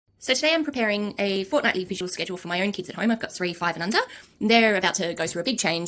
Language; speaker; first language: English; native; English